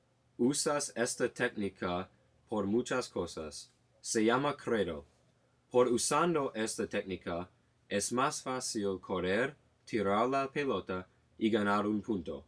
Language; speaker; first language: Spanish; non-native, learner; English